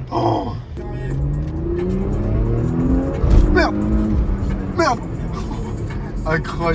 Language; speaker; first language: French; native; French